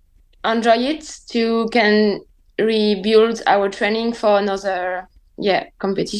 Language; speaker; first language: English; non-native, fluent; French